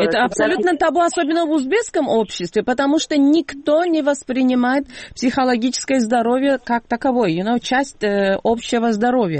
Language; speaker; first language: Russian; non-native, local second language; Uzbek